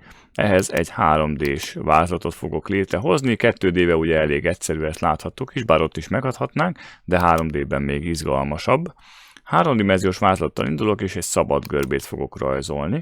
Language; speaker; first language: Hungarian; native; Hungarian